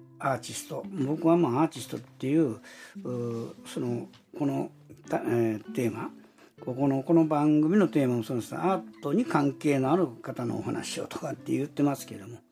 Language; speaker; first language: Japanese; native; Japanese